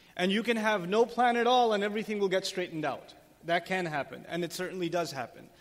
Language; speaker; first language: English; native; English